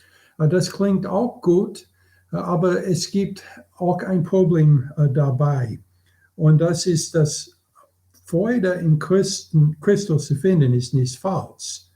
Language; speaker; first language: German; non-native, fluent; English